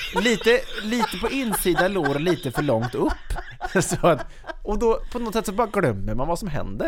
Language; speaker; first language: Swedish; native; Swedish